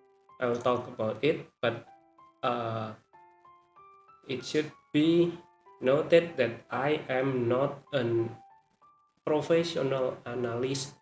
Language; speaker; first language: English; non-native, learner; Indonesian